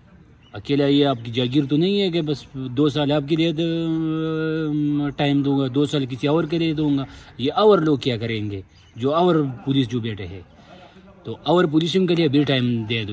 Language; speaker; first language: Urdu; non-native, local second language; Pashto